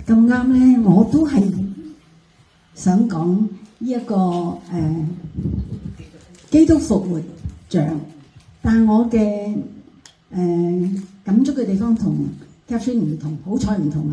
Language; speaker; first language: Cantonese; native; Cantonese